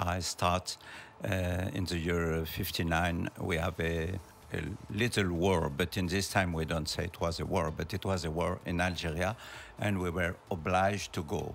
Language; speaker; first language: English; non-native, learner; French